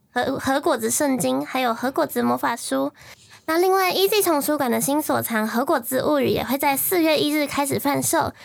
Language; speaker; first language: Chinese; native; Chinese